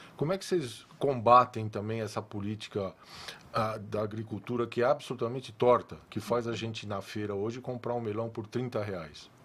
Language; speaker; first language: Portuguese; native; Portuguese